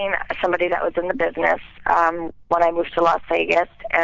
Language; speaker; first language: English; native; English